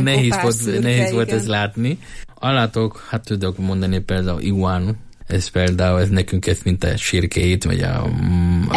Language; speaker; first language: Hungarian; non-native, learner; Spanish